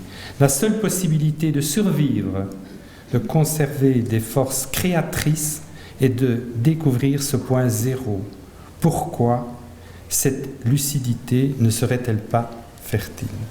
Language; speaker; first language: French; native; French